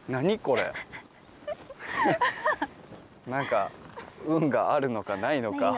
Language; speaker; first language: Japanese; native; Japanese